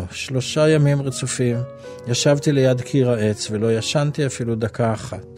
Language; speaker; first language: Hebrew; native; Hebrew